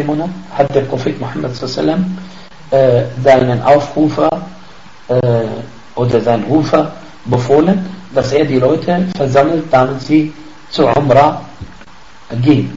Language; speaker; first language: German; non-native, fluent; Arabic